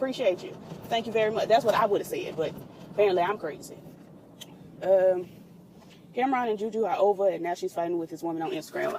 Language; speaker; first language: English; native; English